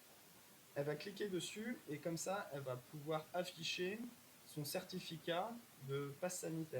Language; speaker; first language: French; native; French